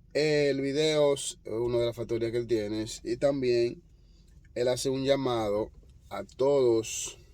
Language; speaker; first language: Spanish; non-native, fluent; Haitian Creole